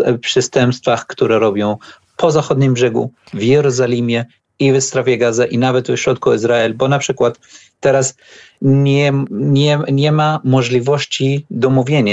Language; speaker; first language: Polish; non-native, learner; Arabic